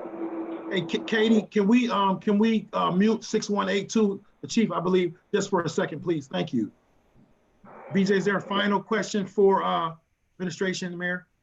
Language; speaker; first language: English; native; English